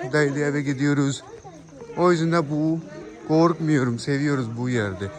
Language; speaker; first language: Turkish; non-native, learner; Punjabi